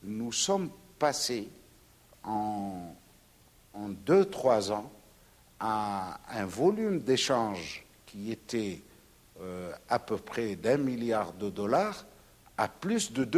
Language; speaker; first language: French; non-native, local second language; Arabic